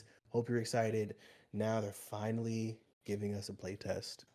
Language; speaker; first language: English; native; English